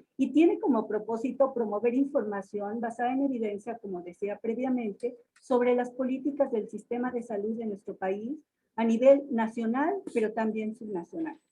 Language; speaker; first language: Spanish; native; Spanish